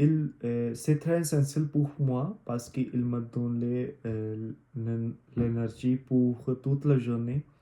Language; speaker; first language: French; non-native, learner; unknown